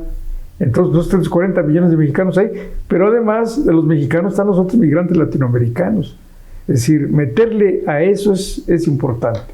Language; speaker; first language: Spanish; native; Spanish